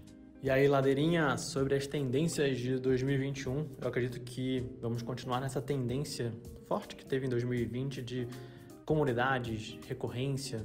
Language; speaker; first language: Portuguese; native; Portuguese